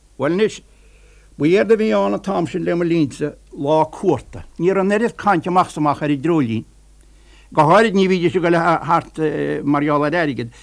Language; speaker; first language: Irish; native; Irish